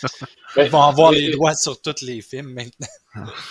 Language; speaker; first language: French; native; French